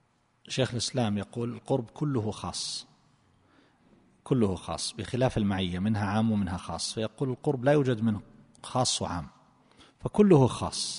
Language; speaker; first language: Arabic; native; Arabic